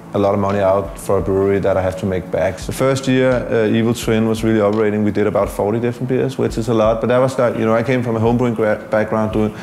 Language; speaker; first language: English; non-native, fluent; Danish